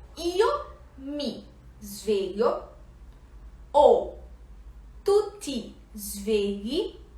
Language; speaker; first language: Italian; non-native, fluent; Portuguese